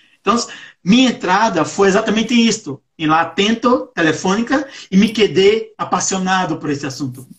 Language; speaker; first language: Portuguese; non-native, learner; Spanish